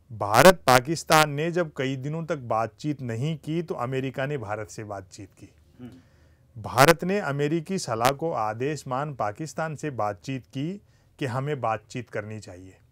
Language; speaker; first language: Hindi; native; Hindi